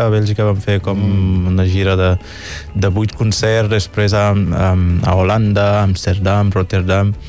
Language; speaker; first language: Catalan; non-native, fluent; Mandingo